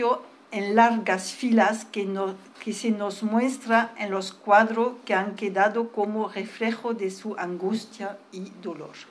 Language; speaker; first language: Spanish; early bilingual, heritage; French